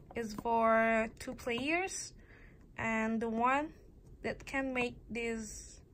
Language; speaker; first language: English; non-native, learner; Indonesian